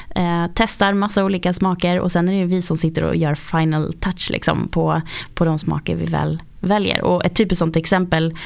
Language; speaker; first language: Swedish; native; Swedish